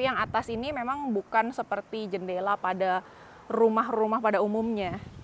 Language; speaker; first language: Indonesian; native; Indonesian